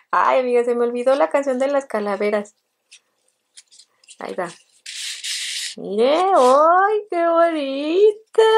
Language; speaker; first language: Spanish; native; Spanish